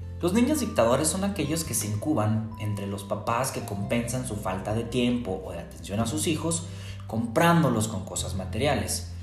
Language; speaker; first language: Spanish; native; Spanish